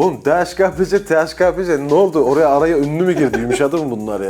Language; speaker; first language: Turkish; native; Turkish